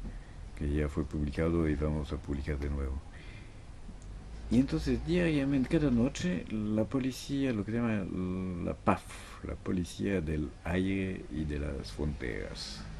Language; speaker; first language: Spanish; non-native, fluent; French